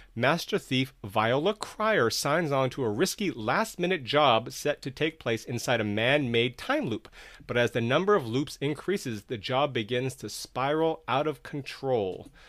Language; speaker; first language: English; native; English